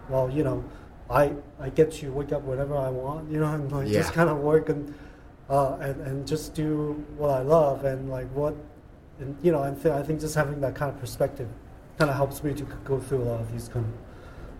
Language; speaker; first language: English; non-native, local second language; Cantonese